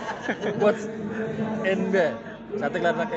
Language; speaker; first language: English; non-native, learner; Indonesian